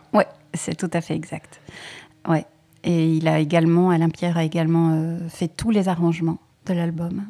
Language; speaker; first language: French; native; French